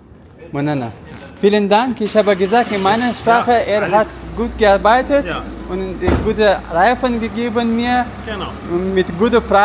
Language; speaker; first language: German; non-native, learner; Pashto